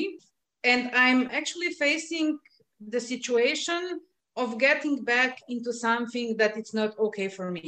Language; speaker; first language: English; non-native, fluent; Slovenian